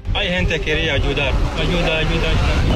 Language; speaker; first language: Spanish; non-native, learner; Arabic